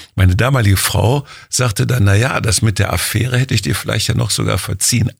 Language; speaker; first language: German; native; German